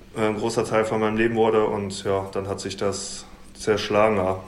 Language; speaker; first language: German; native; German